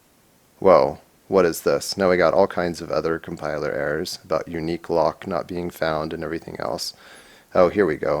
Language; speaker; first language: English; native; English